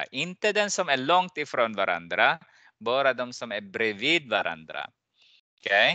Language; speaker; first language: Swedish; non-native, fluent; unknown